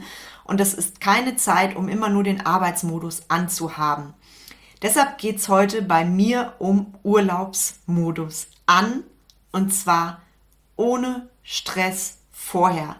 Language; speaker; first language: German; native; German